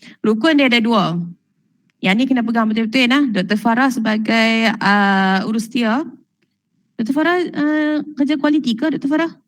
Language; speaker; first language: Malay; native; Malay